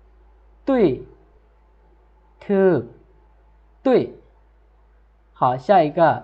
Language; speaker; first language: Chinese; non-native, fluent; Lao